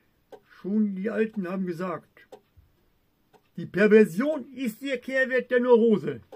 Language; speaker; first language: German; native; German